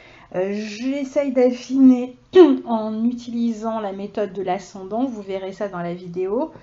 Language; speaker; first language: French; native; French